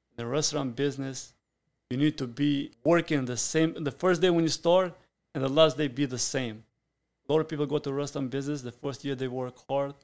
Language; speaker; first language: English; non-native, fluent; Italian